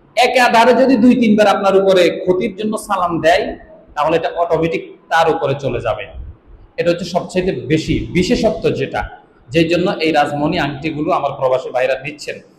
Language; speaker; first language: Bangla; native; Bangla